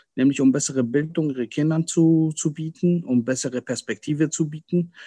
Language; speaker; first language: German; early bilingual, other home language; Arabic